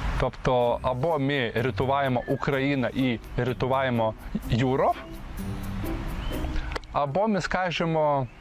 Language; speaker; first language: Ukrainian; non-native, learner; Lithuanian